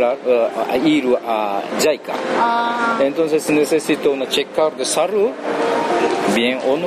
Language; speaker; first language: Spanish; non-native, learner; Japanese